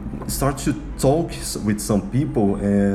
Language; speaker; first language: English; non-native, learner; Portuguese